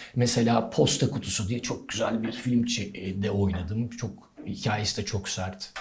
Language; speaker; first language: Turkish; native; Turkish